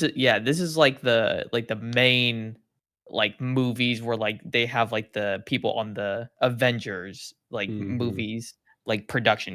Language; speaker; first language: English; native; English